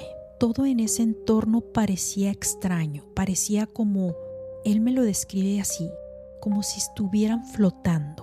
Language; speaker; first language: Spanish; native; Spanish